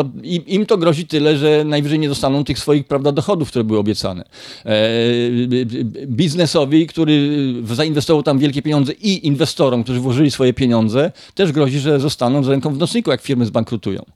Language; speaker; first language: Polish; native; Polish